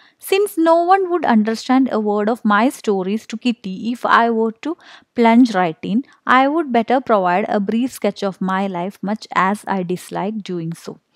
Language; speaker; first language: English; non-native, local second language; Malayalam